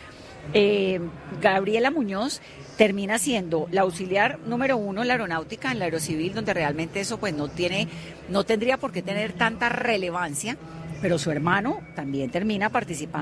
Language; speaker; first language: Spanish; native; Spanish